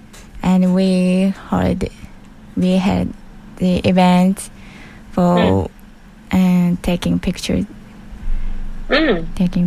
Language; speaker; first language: English; non-native, learner; Japanese